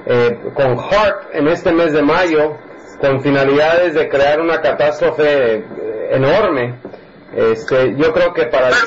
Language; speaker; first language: Spanish; native; Spanish